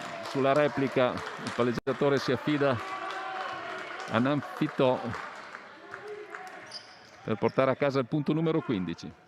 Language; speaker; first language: Italian; native; Italian